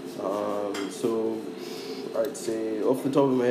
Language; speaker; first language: English; non-native, local second language; Nyanja